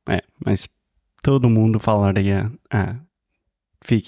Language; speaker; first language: Portuguese; non-native, fluent; English